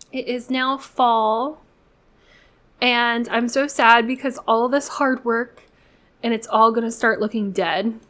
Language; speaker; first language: English; native; English